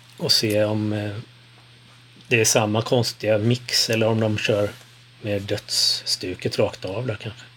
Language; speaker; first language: Swedish; early bilingual, other home language; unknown